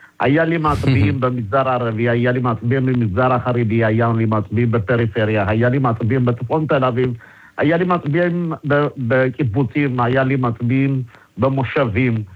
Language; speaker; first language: Hebrew; non-native, fluent; Amharic